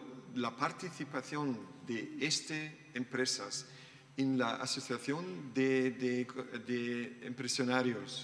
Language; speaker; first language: Spanish; non-native, learner; German